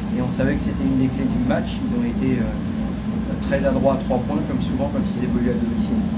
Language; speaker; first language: French; native; French